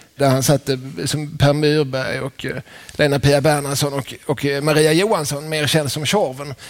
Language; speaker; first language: Swedish; native; Swedish